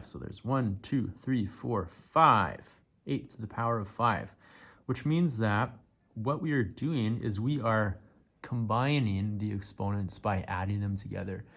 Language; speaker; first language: English; native; English